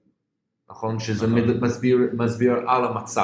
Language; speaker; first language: Hebrew; non-native, fluent; English